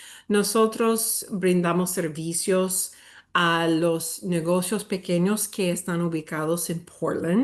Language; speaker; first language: Spanish; early bilingual, heritage; Spanish